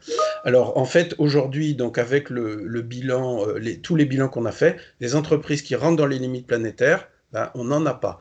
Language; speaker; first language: French; native; French